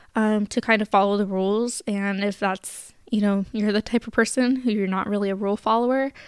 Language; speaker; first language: English; native; English